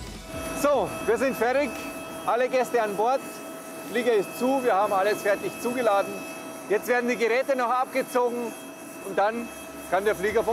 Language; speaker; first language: German; native; German